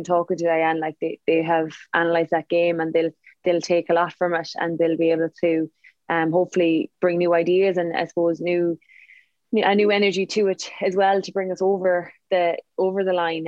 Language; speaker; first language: English; native; English